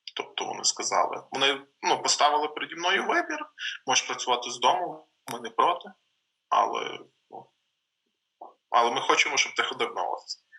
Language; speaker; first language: Ukrainian; native; Ukrainian